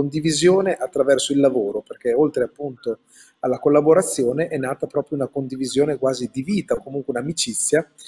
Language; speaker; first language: Italian; native; Italian